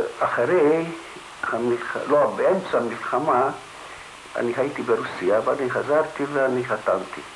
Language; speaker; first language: Hebrew; non-native, learner; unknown